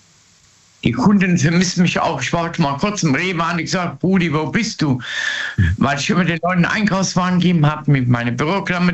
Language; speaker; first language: German; native; German